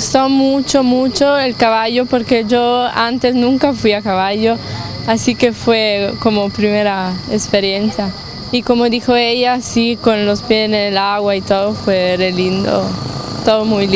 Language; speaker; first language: Spanish; non-native, fluent; Italian